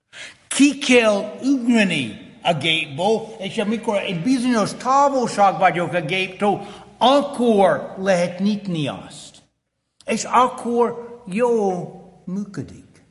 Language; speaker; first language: Hungarian; early bilingual, heritage; Hungarian